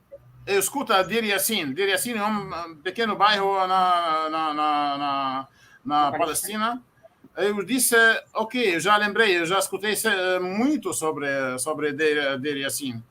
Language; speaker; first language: Portuguese; non-native, fluent; Arabic